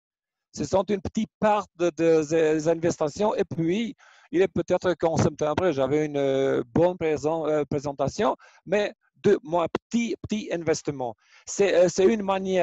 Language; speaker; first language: French; non-native, learner; Albanian